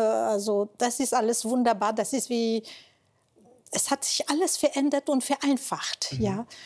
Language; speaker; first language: German; non-native, fluent; French